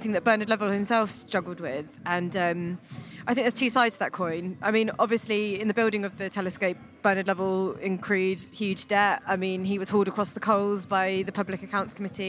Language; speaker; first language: English; native; English